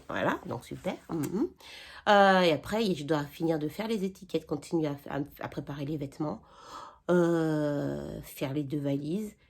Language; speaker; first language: French; native; French